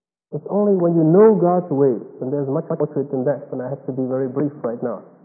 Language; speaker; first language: English; non-native, fluent; Chinese